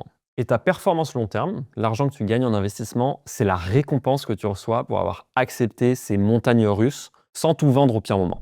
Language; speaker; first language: French; native; French